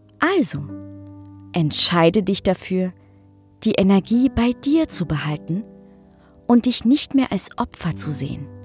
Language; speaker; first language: German; native; German